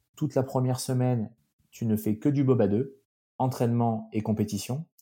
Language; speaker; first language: French; native; French